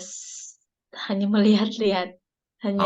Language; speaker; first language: Indonesian; non-native, learner; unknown